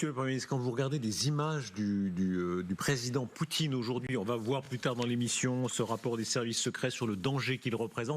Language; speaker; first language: French; native; French